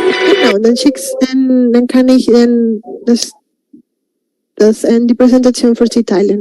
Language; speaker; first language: German; non-native, fluent; Spanish